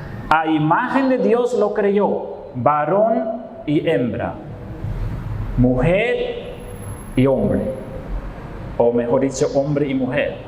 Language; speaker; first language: Spanish; non-native, fluent; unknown